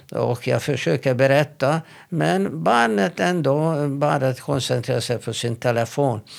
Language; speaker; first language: Swedish; non-native, fluent; Hebrew